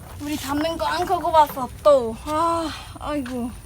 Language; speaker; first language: Korean; non-native, learner; Khmer